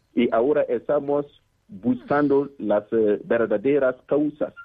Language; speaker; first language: Spanish; non-native, fluent; Mossi